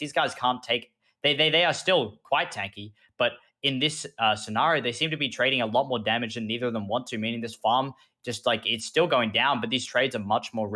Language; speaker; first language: English; native; English